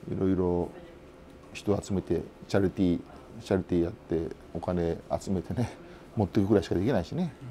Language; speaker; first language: Japanese; native; Japanese